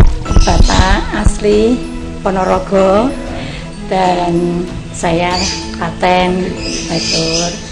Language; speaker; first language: Indonesian; non-native, local second language; Javanese